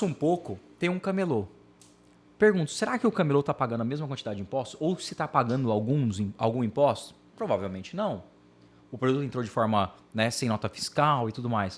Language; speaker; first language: Portuguese; native; Portuguese